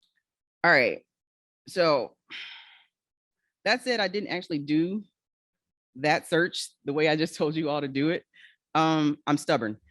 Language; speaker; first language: English; native; English